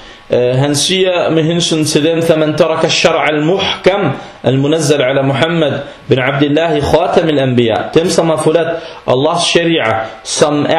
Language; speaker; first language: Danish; non-native, fluent; Arabic